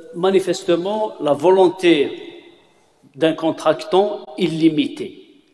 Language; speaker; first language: French; non-native, local second language; Kabyle